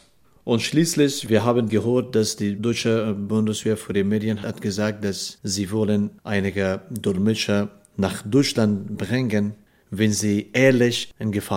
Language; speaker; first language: German; non-native, learner; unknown